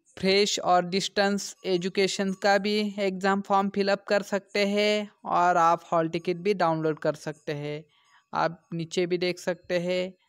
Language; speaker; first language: Hindi; non-native, local second language; Marathi